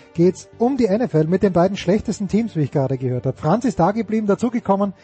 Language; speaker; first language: German; native; German